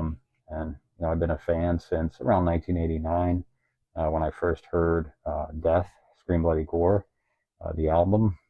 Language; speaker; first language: English; native; English